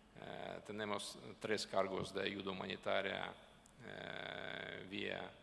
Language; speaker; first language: Spanish; non-native, learner; Ukrainian